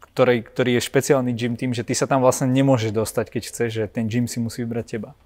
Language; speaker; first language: Slovak; native; Slovak